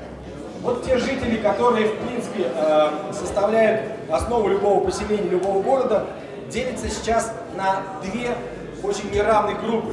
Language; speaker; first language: Russian; native; Russian